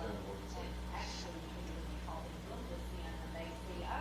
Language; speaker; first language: English; native; English